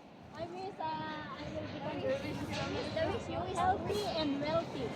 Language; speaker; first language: English; non-native, local second language; Filipino